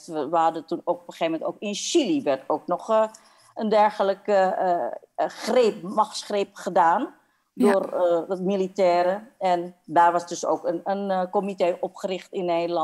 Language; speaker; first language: Dutch; non-native, fluent; Indonesian